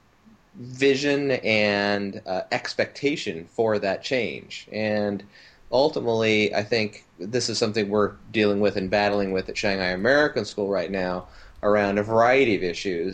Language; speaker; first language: English; native; English